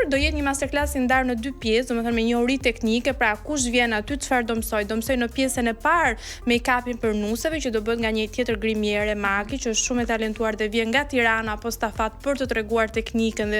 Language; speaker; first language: Albanian; native; Albanian